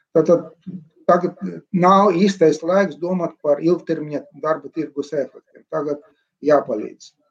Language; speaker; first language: Latvian; non-native, local second language; Russian